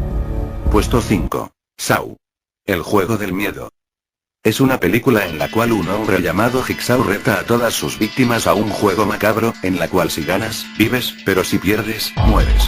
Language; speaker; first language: Spanish; native; Spanish